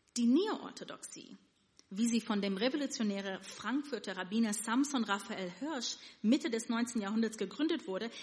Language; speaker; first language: German; non-native, fluent; Yiddish